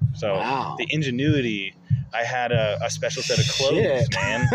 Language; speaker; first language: English; native; English